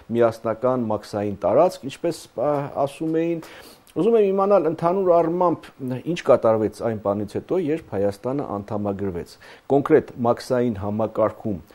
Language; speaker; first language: Armenian; native; Armenian